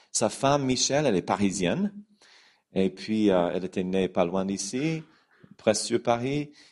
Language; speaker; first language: French; non-native, fluent; English